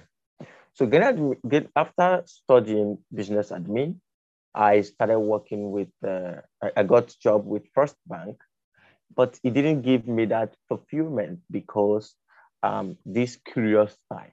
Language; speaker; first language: English; non-native, local second language; Igbo